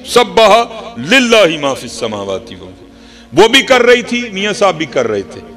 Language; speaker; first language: Urdu; non-native, local second language; Punjabi